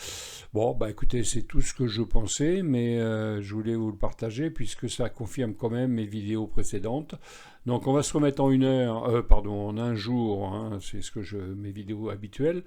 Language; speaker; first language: French; native; French